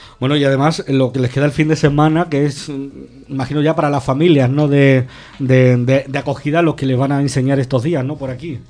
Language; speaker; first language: Spanish; native; Spanish